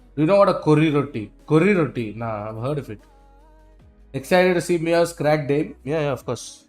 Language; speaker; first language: English; non-native, local second language; Hindi